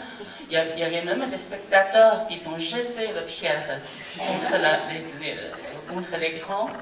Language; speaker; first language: French; non-native, fluent; Chinese